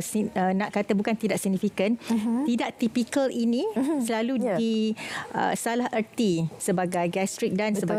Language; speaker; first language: Malay; native; Malay